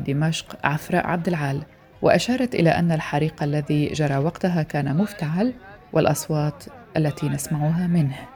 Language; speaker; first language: Arabic; native; Arabic